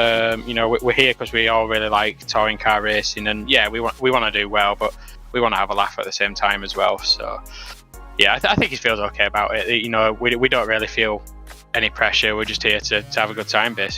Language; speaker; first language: English; native; English